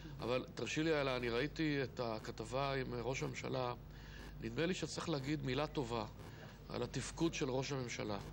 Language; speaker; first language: Hebrew; native; Hebrew